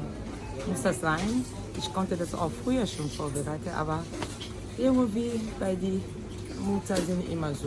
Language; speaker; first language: German; non-native, fluent; Lingala